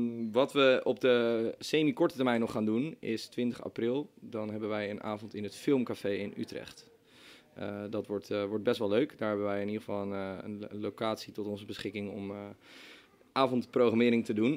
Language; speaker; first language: Dutch; native; Dutch